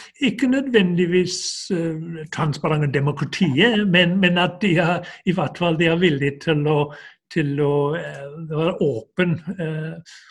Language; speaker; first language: Norwegian; non-native, fluent; English